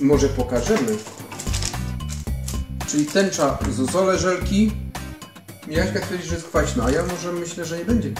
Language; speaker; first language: Polish; native; Polish